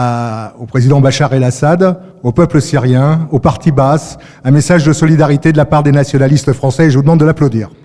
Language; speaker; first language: French; native; French